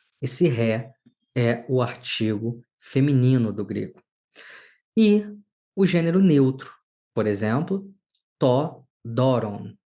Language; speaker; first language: Portuguese; native; Portuguese